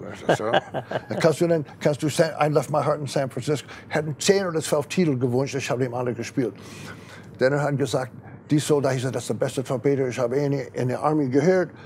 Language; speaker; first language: German; non-native, fluent; English